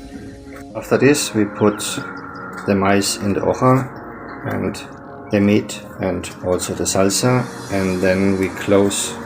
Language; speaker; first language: English; non-native, learner; German